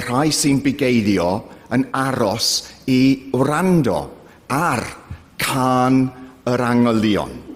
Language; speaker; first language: Welsh; non-native, fluent; English